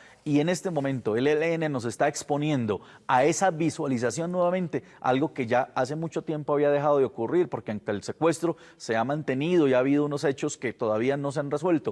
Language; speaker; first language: Spanish; native; Spanish